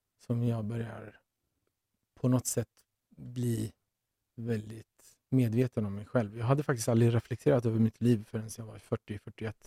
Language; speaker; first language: Swedish; early bilingual, other home language; Persian